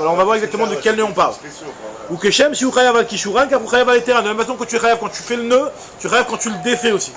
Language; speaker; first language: French; native; French